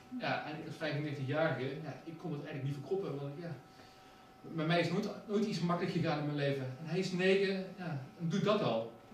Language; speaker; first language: Dutch; native; Dutch